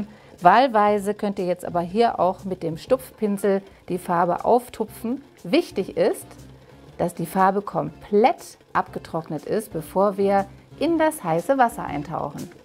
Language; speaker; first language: German; native; German